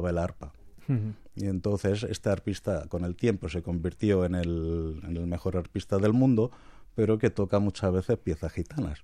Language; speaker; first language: Spanish; non-native, fluent; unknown